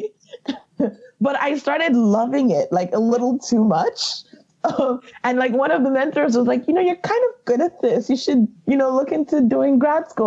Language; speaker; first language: English; non-native, local second language; Yoruba